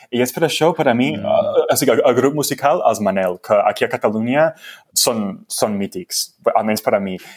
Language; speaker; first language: Catalan; non-native, fluent; English